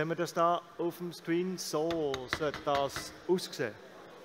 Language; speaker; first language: German; native; German